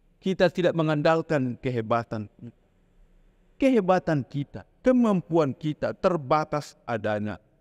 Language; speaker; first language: Indonesian; non-native, local second language; Batak Toba